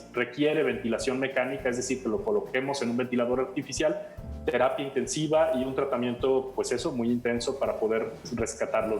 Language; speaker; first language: Spanish; native; Spanish